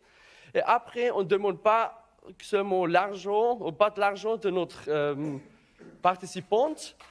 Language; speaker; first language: French; non-native, learner; German